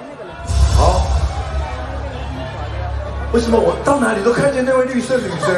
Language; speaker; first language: Chinese; native; Chinese